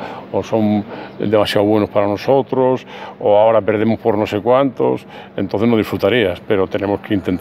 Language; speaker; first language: Spanish; native; Spanish